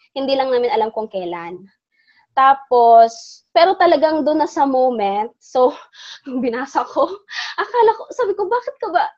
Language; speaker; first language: Filipino; non-native, local second language; Cebuano